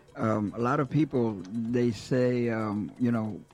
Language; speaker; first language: English; native; English